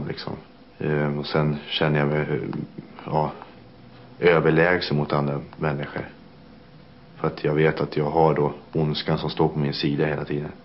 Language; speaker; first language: Swedish; native; Swedish